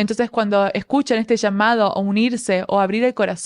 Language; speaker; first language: Spanish; native; Spanish